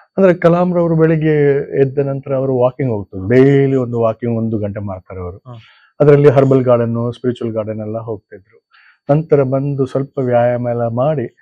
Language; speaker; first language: Kannada; non-native, local second language; Konkani